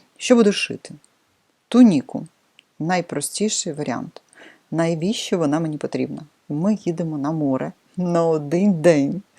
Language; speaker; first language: Ukrainian; non-native, local second language; Russian